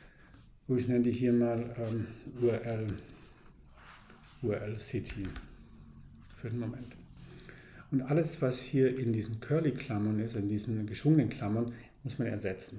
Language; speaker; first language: German; native; German